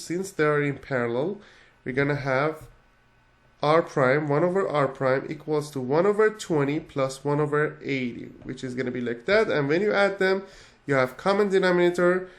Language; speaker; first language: English; non-native, fluent; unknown